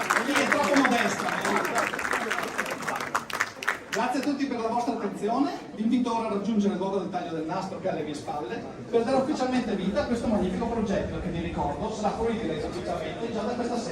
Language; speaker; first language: Italian; native; Italian